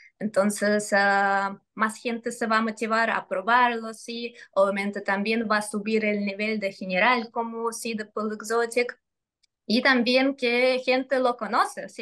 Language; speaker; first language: Spanish; non-native, fluent; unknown